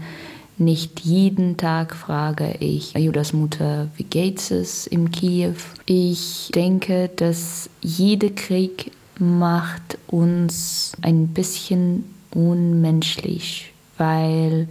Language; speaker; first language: German; non-native, fluent; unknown